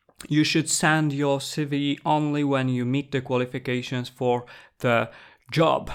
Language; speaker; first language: English; non-native, fluent; Polish